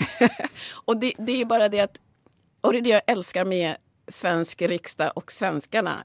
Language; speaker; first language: Swedish; early bilingual, other home language; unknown